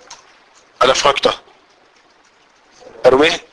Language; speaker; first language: Danish; non-native, fluent; Arabic